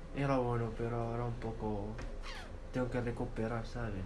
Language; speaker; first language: Spanish; non-native, learner; Arabic